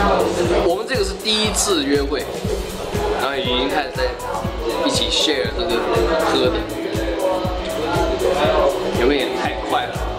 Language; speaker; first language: Chinese; non-native, fluent; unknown